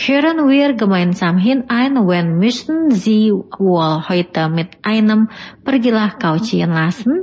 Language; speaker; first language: German; non-native, fluent; Indonesian